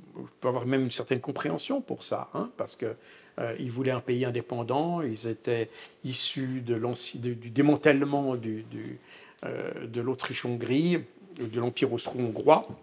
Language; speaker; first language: French; native; French